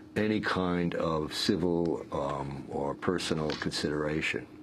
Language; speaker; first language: English; native; English